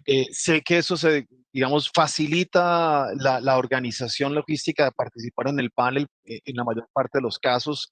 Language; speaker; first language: Spanish; native; Spanish